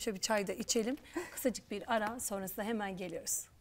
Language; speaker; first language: Turkish; native; Turkish